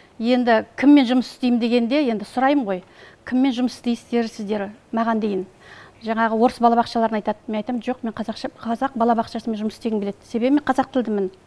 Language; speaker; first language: Kazakh; native; Kazakh